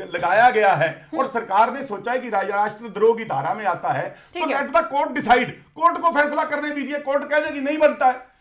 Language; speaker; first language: Hindi; native; Hindi